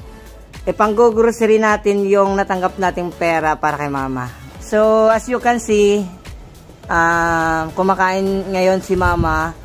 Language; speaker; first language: Filipino; native; Filipino